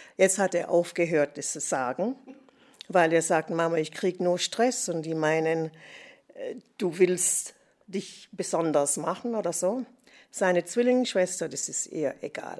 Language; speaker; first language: German; non-native, fluent; English